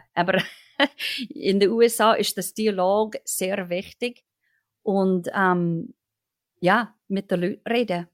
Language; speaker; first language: German; non-native, fluent; English